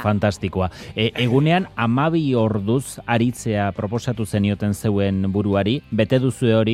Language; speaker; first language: Basque; native; Basque